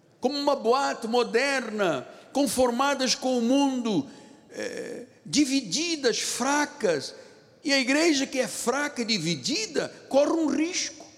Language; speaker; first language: Portuguese; non-native, local second language; Tsonga